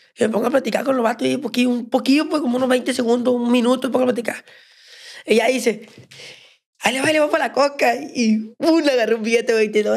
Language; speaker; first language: Spanish; native; Spanish